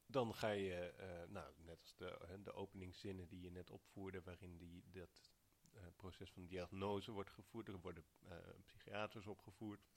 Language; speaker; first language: Dutch; native; Dutch